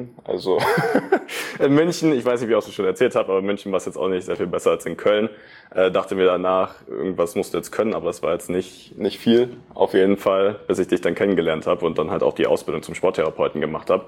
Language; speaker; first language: German; native; German